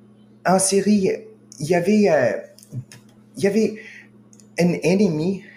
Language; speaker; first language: French; non-native, fluent; English